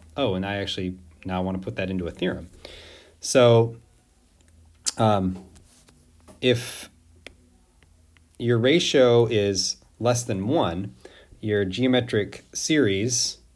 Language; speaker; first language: English; native; English